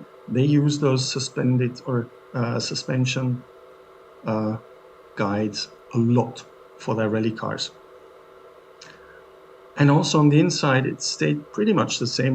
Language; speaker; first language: English; non-native, fluent; German